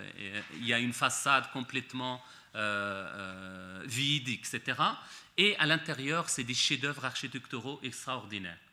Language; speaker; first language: French; non-native, local second language; Arabic